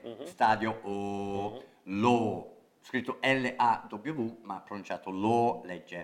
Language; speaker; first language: Italian; non-native, fluent; English